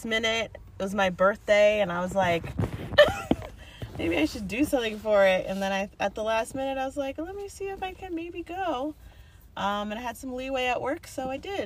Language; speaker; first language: English; native; English